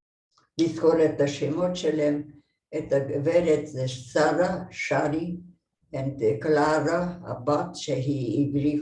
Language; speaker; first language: Hebrew; non-native, fluent; Hungarian